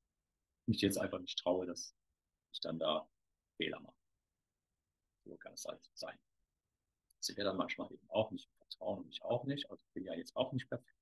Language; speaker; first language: German; native; German